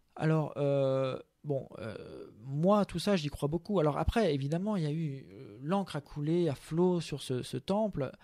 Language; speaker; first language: French; native; French